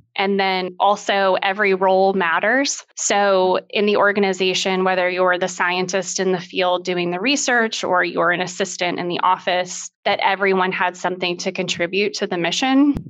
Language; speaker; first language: English; native; English